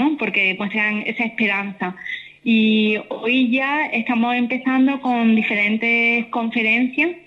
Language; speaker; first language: Spanish; native; Spanish